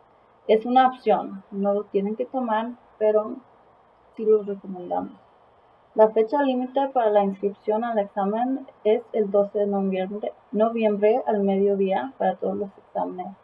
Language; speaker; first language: Spanish; early bilingual, heritage; Spanish